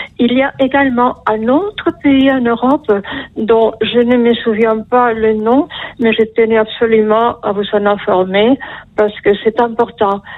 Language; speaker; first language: French; non-native, fluent; Spanish